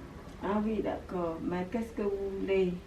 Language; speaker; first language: French; non-native, fluent; Khmer